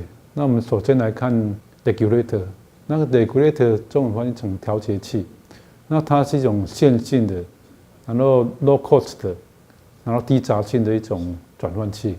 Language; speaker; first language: Chinese; native; Chinese